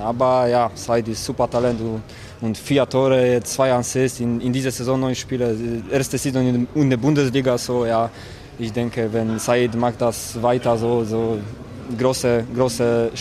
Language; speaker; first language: German; non-native, learner; Polish